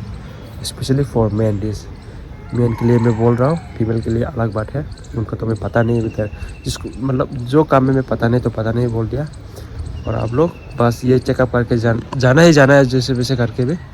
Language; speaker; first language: Hindi; non-native, local second language; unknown